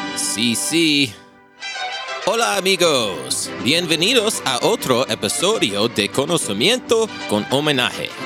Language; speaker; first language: Spanish; non-native, learner; English